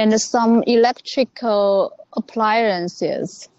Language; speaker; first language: English; non-native, learner; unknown